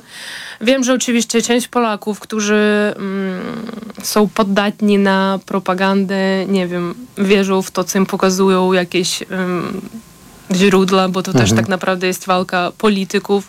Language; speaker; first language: Polish; non-native, fluent; Ukrainian